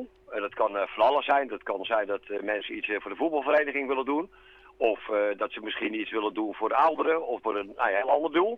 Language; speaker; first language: Dutch; native; Dutch